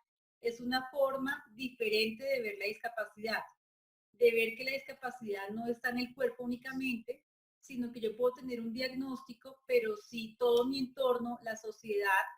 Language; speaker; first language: Spanish; native; Spanish